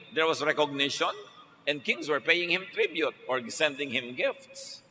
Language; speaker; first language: English; non-native, local second language; Filipino